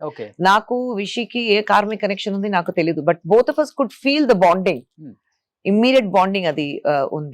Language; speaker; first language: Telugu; non-native, fluent; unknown